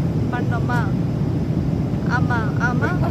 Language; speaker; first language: Tamil; non-native, learner; Malayalam